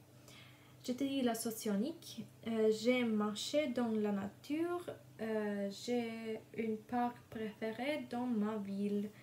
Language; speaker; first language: French; non-native, learner; Russian